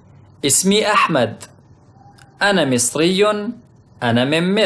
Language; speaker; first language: Arabic; non-native, fluent; Pashto